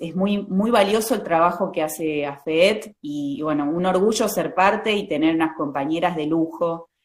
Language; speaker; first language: Spanish; native; Spanish